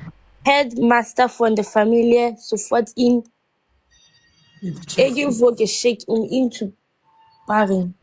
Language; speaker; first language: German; non-native, learner; Akan